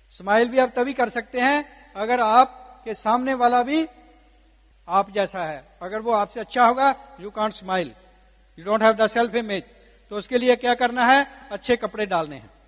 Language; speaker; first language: Hindi; non-native, local second language; Punjabi